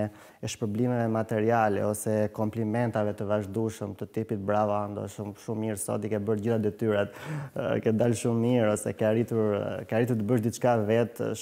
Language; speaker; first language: Albanian; native; Albanian